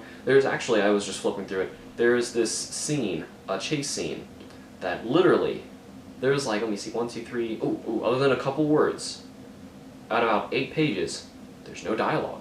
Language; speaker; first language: English; native; English